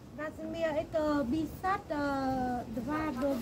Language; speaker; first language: Russian; non-native, learner; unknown